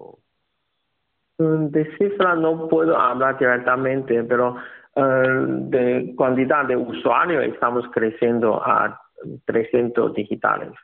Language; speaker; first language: Spanish; non-native, learner; Chinese